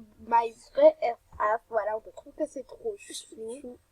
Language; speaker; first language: French; native; French